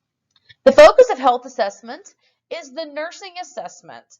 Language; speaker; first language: English; native; English